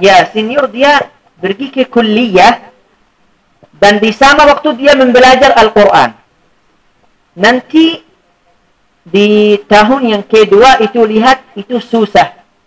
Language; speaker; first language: Indonesian; non-native, fluent; Arabic